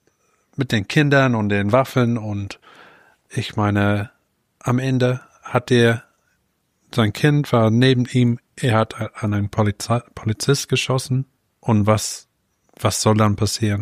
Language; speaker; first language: German; non-native, fluent; English